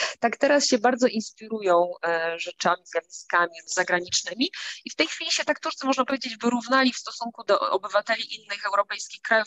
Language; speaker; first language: Polish; native; Polish